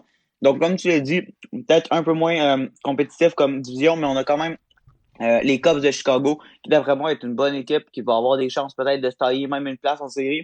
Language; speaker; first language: French; native; French